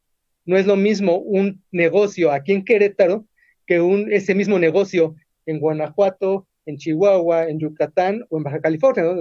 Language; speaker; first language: Spanish; native; Spanish